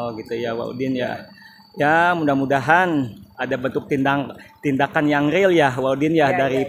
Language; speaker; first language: Indonesian; native; Indonesian